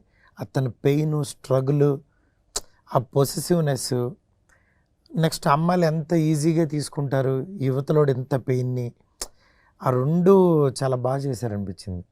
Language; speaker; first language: Telugu; native; Telugu